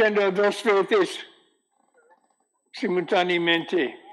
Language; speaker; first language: Spanish; non-native, learner; English